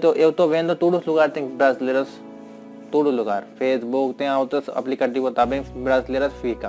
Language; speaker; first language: Portuguese; non-native, learner; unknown